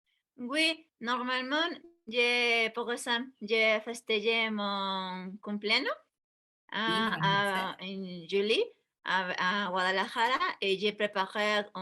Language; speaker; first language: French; non-native, learner; Spanish